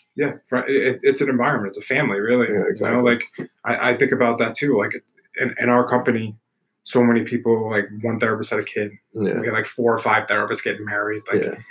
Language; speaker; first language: English; native; English